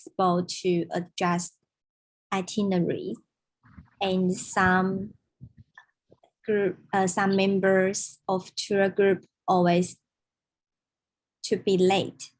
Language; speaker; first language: English; non-native, learner; Chinese